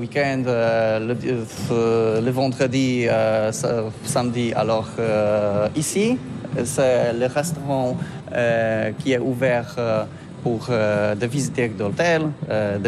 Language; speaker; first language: French; non-native, learner; Polish